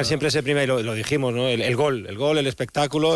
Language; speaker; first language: Spanish; native; Spanish